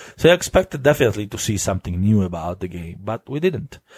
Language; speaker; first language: English; non-native, fluent; Italian